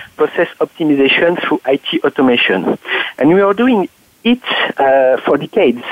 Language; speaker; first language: English; non-native, fluent; French